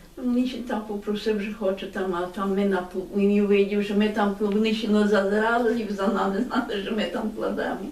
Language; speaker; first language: Ukrainian; native; Ukrainian